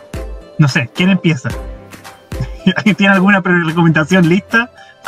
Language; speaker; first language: Spanish; native; Spanish